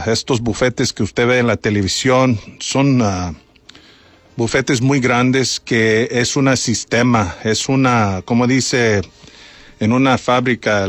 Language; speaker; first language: Spanish; early bilingual, heritage; Spanish